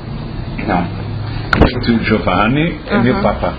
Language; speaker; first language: Italian; early bilingual, heritage; Portuguese